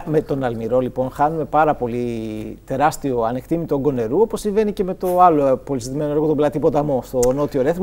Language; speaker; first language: Greek; native; Greek